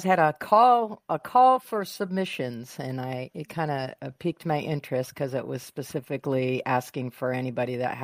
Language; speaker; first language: English; native; English